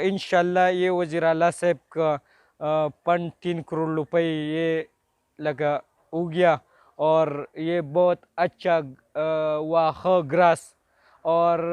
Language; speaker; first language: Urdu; non-native, local second language; Pashto